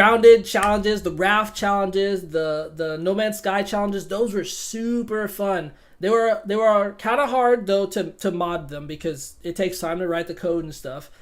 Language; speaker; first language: English; native; English